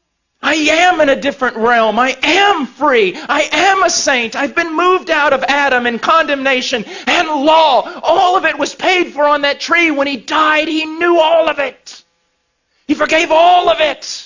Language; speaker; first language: English; native; English